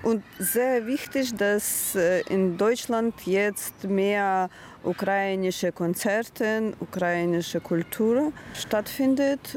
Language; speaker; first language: German; non-native, learner; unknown